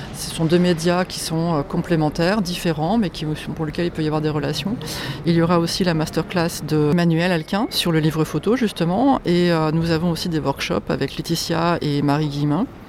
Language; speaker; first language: French; non-native, fluent; Polish